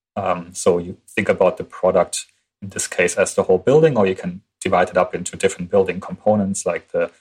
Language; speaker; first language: English; non-native, fluent; German